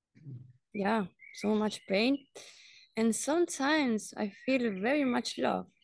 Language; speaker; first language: English; non-native, learner; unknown